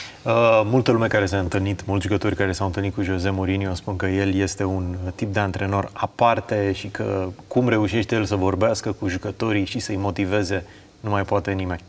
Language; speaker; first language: Romanian; native; Romanian